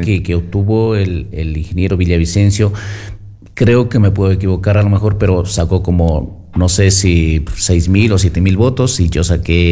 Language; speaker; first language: Spanish; native; Spanish